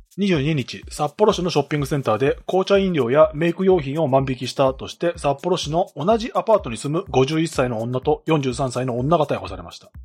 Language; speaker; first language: Japanese; native; Japanese